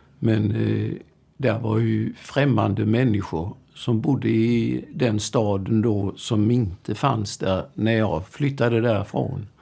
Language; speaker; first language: Swedish; early bilingual, other home language; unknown